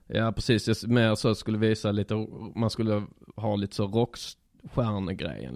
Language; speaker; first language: Swedish; native; Swedish